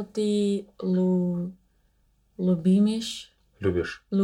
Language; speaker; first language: Russian; non-native, learner; English